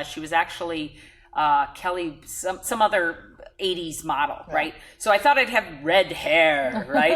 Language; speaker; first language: English; native; English